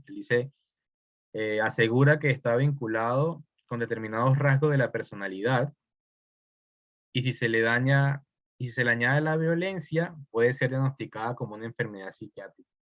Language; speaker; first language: Spanish; native; Spanish